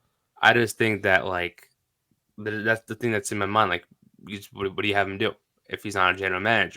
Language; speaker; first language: English; native; English